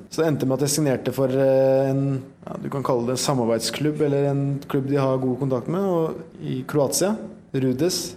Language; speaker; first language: Norwegian; early bilingual, other home language; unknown